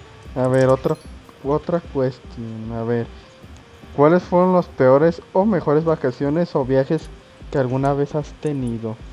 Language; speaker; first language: Spanish; native; Spanish